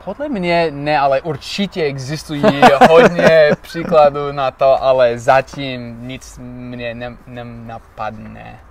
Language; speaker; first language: Czech; non-native, learner; English